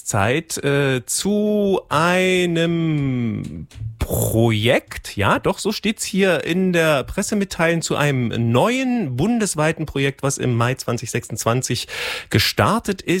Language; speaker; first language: German; native; German